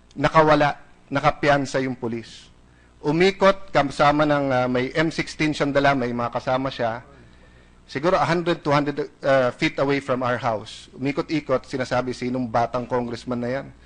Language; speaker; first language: Filipino; native; Filipino